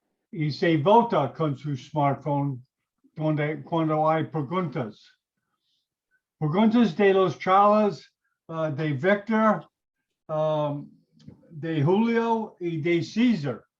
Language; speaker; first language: Spanish; non-native, learner; English